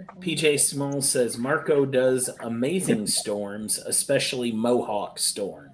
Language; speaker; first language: English; native; English